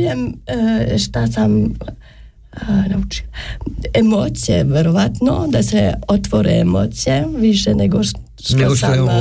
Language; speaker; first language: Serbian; non-native, learner; French